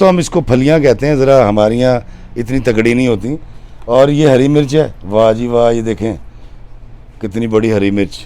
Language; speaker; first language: Hindi; non-native, local second language; Punjabi